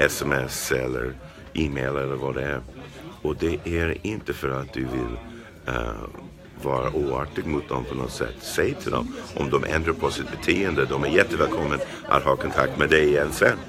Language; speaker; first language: Swedish; non-native, fluent; English